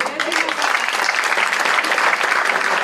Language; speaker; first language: Hebrew; non-native, local second language; Arabic